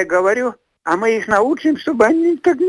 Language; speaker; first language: Russian; non-native, fluent; Latvian